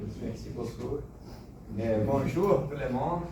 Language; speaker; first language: French; non-native, fluent; Portuguese